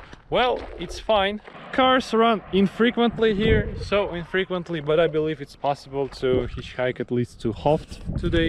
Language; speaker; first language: English; non-native, fluent; Russian